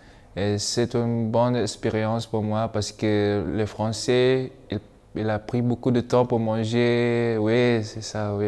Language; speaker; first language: French; non-native, learner; Malay